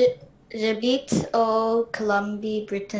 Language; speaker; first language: French; non-native, learner; English